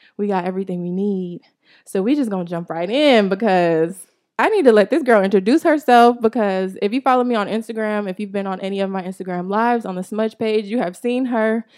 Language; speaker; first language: English; native; English